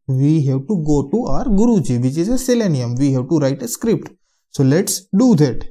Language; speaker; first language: English; non-native, local second language; Hindi